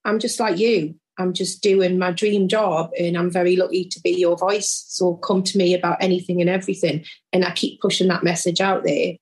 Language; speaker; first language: English; native; English